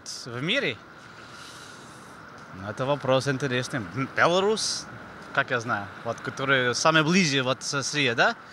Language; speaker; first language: Russian; non-native, learner; English